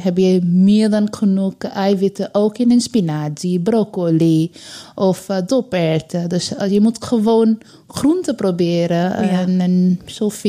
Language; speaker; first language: Dutch; non-native, learner; Bangla